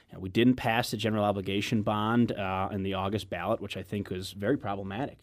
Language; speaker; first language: English; native; English